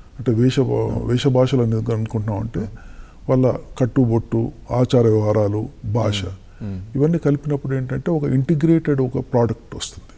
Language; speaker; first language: Telugu; native; Telugu